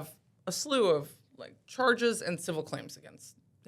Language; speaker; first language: English; native; English